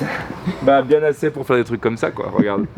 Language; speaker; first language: French; native; French